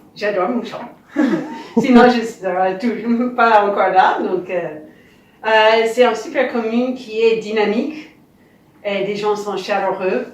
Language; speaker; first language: French; non-native, fluent; English